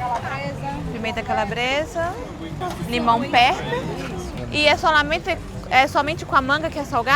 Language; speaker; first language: Portuguese; non-native, fluent; Spanish